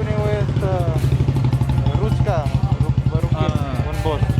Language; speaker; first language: Russian; non-native, learner; Hindi